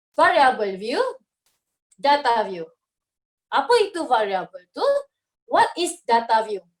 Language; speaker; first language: English; non-native, local second language; Malay